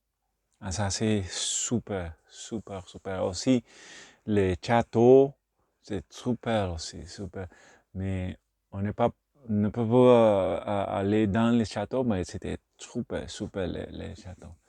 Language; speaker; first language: French; non-native, learner; Spanish